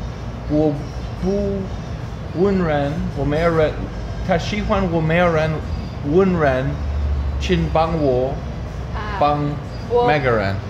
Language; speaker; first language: Chinese; non-native, learner; English